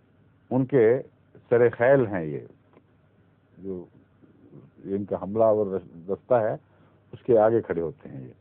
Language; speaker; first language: Urdu; native; Urdu